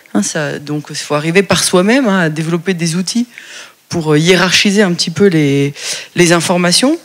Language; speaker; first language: French; native; French